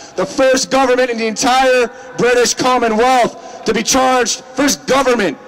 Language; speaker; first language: English; native; English